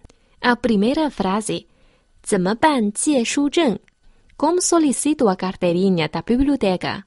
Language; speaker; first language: Portuguese; non-native, fluent; Chinese